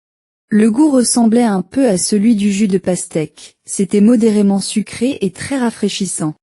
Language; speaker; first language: French; non-native, learner; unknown